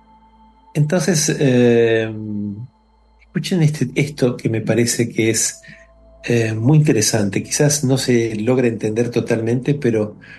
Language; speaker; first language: Spanish; native; Spanish